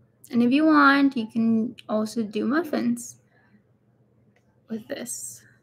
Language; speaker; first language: English; early bilingual, other home language; Spanish